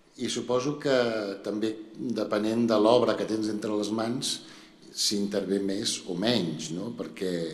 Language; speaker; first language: Catalan; native; Catalan